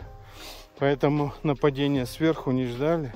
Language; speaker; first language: Russian; native; Russian